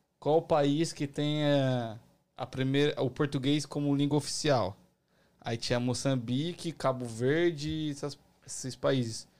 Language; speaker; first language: Portuguese; native; Portuguese